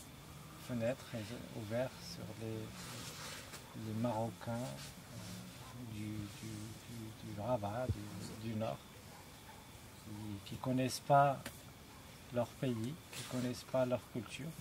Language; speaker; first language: French; non-native, local second language; Arabic